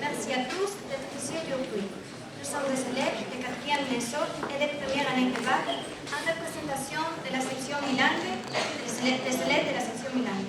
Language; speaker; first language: French; non-native, learner; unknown